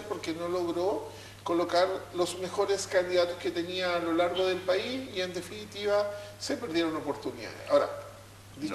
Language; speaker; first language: Spanish; native; Spanish